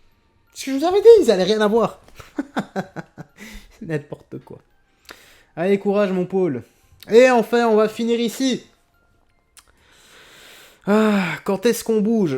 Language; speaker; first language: French; native; French